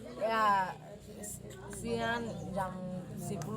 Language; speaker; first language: Indonesian; non-native, learner; Rohingya